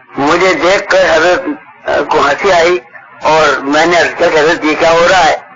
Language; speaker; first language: Urdu; native; Urdu